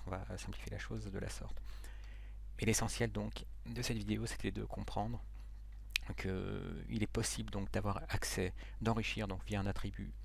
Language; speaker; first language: French; native; French